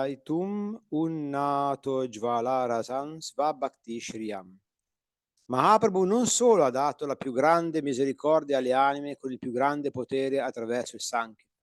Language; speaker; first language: Italian; native; Italian